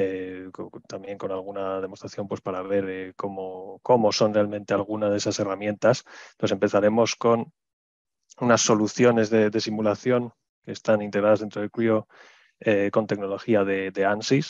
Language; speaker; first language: Spanish; native; Spanish